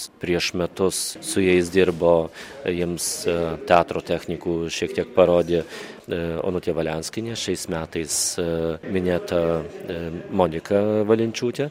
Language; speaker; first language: Lithuanian; native; Lithuanian